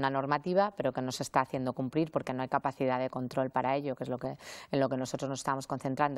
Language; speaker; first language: Spanish; native; Spanish